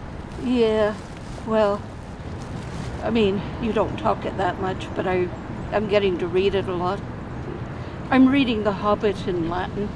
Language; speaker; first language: English; non-native, learner; Khmer